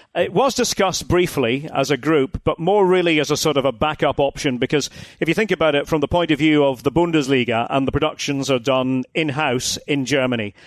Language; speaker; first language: English; native; English